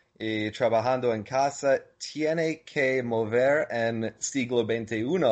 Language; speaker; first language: Spanish; non-native, learner; English